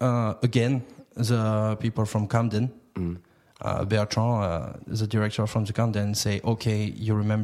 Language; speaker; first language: English; non-native, fluent; French